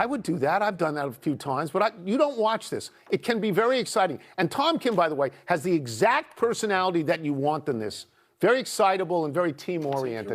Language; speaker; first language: English; native; English